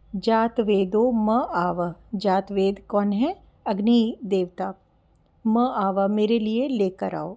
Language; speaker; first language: Hindi; native; Hindi